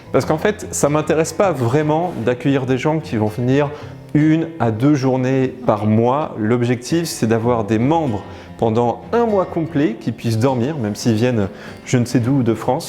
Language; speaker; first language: French; native; French